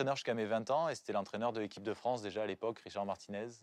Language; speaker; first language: French; native; French